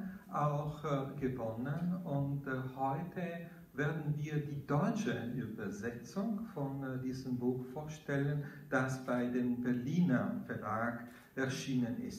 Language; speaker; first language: German; non-native, fluent; Italian